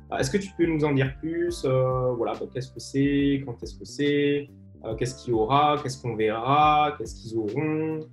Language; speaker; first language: French; native; French